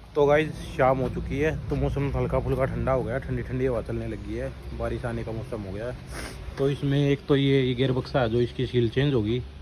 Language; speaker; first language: Hindi; native; Hindi